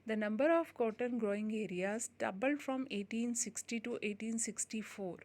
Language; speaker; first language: English; non-native, local second language; Hindi